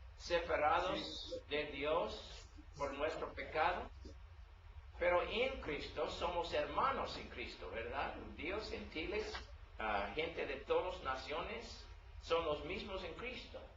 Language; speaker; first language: Spanish; non-native, learner; English